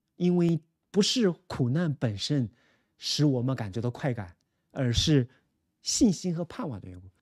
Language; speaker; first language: Chinese; native; Chinese